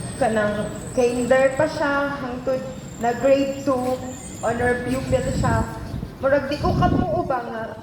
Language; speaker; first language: Cebuano; native; Cebuano